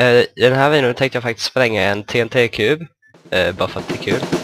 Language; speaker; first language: Swedish; native; Swedish